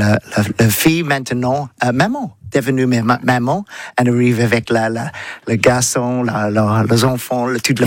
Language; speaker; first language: French; non-native, learner; English